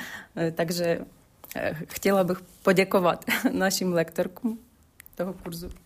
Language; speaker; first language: Czech; non-native, learner; Ukrainian